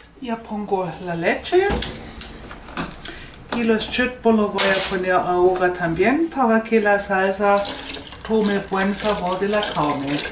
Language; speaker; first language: Spanish; non-native, fluent; Swedish